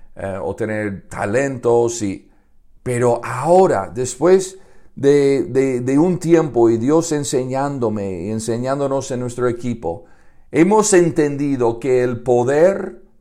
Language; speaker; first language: Spanish; non-native, fluent; English